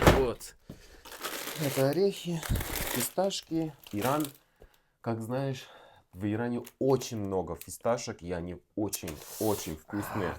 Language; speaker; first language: Russian; non-native, fluent; Persian